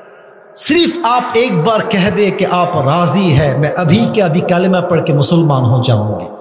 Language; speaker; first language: Hindi; non-native, fluent; Bangla